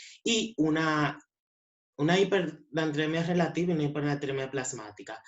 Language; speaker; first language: Spanish; native; Spanish